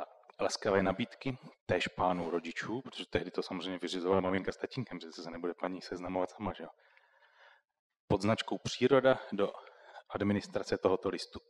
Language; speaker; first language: Czech; native; Czech